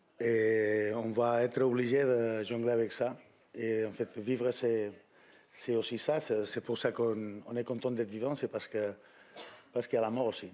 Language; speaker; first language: French; native; French